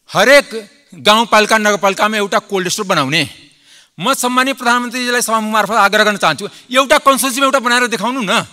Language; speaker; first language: Nepali; non-native, local second language; Maithili